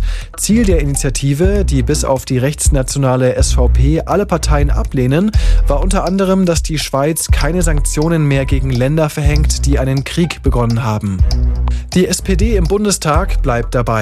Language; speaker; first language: German; native; German